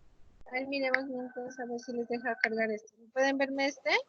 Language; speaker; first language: Spanish; native; Spanish